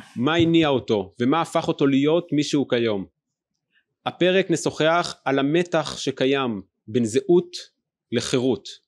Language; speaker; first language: Hebrew; native; Hebrew